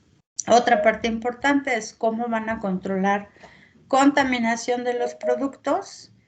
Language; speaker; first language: Spanish; native; Spanish